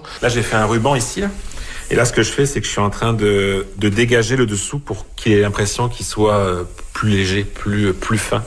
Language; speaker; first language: French; native; French